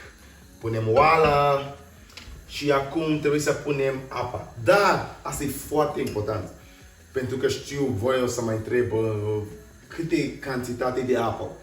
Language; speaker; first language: Romanian; non-native, learner; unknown